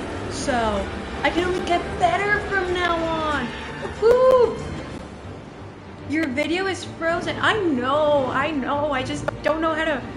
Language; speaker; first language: English; non-native, fluent; Spanish